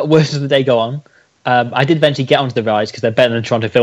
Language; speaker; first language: English; native; English